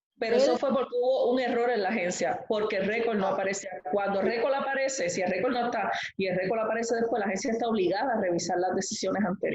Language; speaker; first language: Spanish; native; Spanish